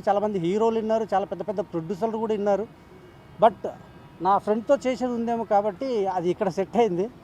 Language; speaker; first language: Telugu; native; Telugu